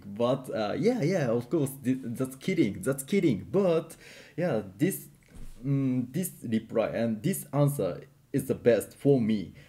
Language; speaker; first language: English; non-native, learner; Japanese